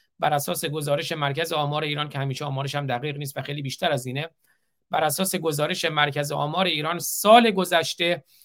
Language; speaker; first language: Persian; native; Persian